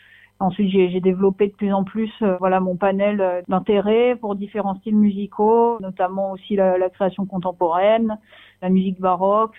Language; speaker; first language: French; native; French